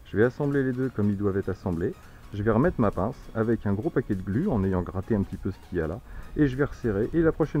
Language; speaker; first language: French; native; French